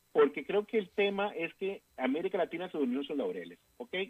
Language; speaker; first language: Spanish; native; Spanish